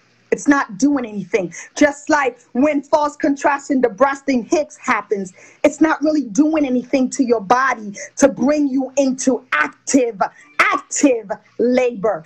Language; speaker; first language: English; early bilingual, other home language; French